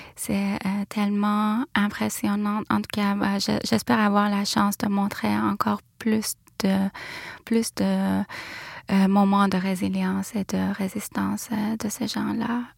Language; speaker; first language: French; non-native, fluent; Persian